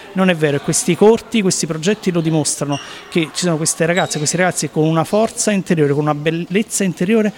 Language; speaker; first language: Italian; non-native, fluent; Spanish